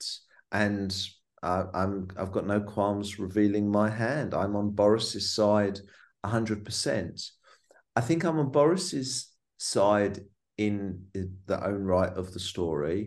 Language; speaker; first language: English; native; English